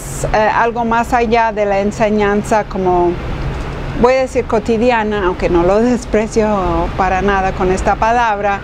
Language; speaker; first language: Spanish; non-native, fluent; English